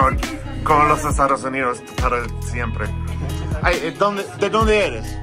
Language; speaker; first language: Spanish; non-native, learner; English